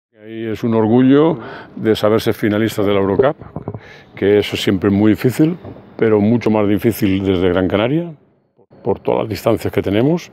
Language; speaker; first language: Spanish; native; Spanish